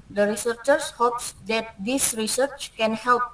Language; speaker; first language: English; non-native, learner; Indonesian